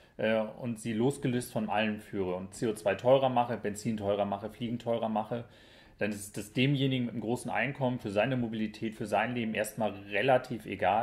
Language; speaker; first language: German; native; German